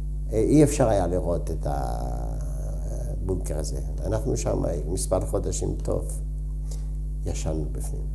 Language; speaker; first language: Hebrew; non-native, fluent; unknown